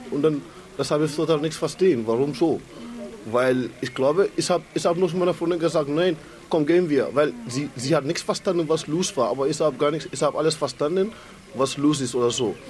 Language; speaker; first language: German; non-native, learner; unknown